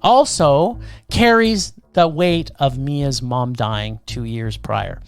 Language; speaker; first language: English; native; English